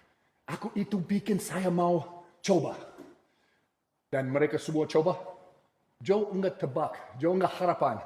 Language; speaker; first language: Indonesian; non-native, fluent; English